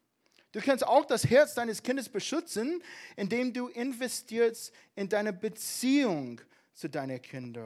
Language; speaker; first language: German; non-native, fluent; English